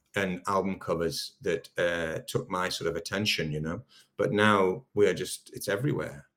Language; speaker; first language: English; native; English